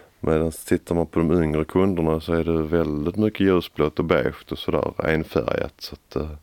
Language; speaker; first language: Swedish; native; Swedish